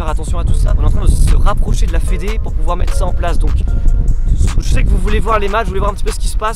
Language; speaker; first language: French; native; French